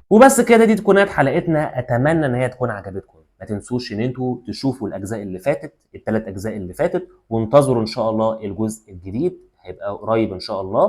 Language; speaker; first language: Arabic; native; Arabic